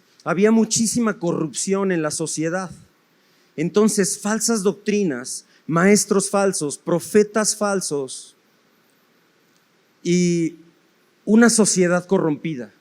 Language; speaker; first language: Spanish; native; Spanish